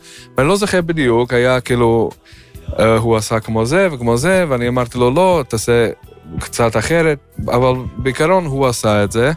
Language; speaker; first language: Hebrew; non-native, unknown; Yiddish